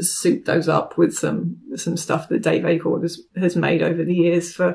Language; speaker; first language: English; native; English